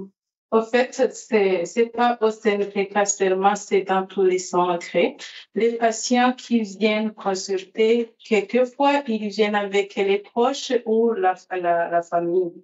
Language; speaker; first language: French; non-native, local second language; Rundi